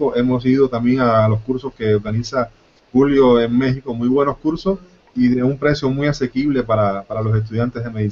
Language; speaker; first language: Spanish; native; Spanish